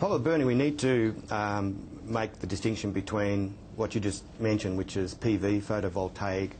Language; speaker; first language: English; native; English